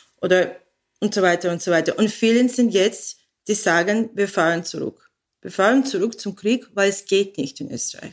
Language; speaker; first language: German; non-native, learner; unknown